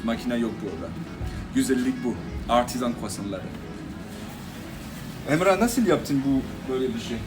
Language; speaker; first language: Turkish; non-native, learner; French